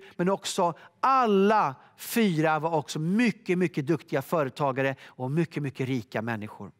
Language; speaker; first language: Swedish; native; Swedish